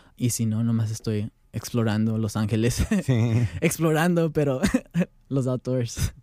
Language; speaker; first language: Spanish; early bilingual, heritage; Spanish